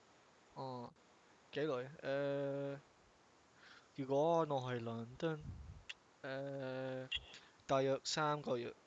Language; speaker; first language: Cantonese; non-native, learner; English